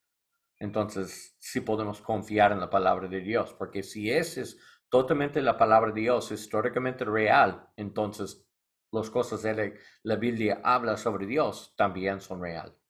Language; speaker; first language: Spanish; non-native, learner; English